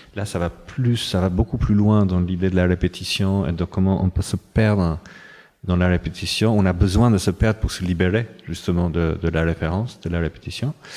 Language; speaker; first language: French; non-native, fluent; Albanian